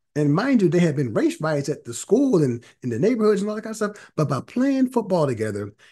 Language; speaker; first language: English; native; English